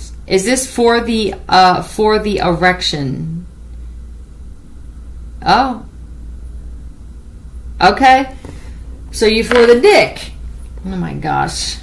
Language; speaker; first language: English; native; English